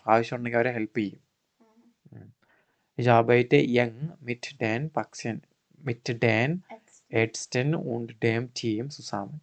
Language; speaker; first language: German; non-native, fluent; Malayalam